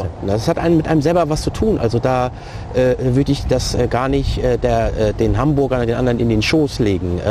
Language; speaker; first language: German; early bilingual, other home language; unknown